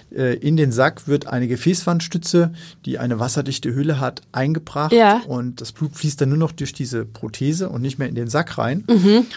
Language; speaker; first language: German; native; German